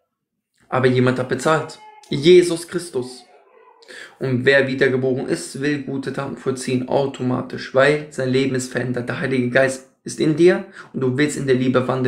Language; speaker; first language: German; native; German